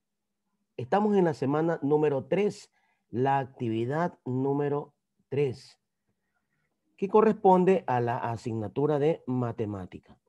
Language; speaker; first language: Spanish; native; Spanish